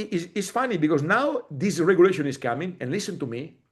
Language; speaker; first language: English; non-native, fluent; Italian